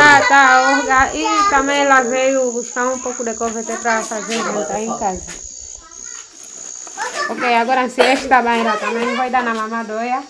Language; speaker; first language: Portuguese; non-native, local second language; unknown